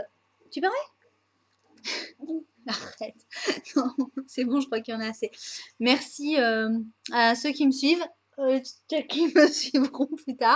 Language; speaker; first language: French; native; French